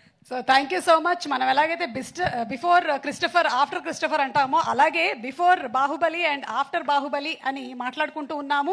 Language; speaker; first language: Telugu; native; Telugu